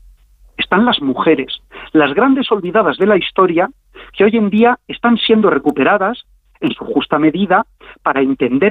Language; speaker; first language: Spanish; native; Spanish